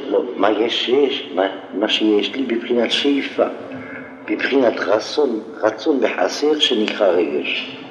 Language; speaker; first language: Hebrew; non-native, fluent; French